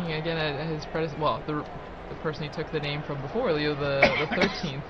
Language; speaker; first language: English; native; English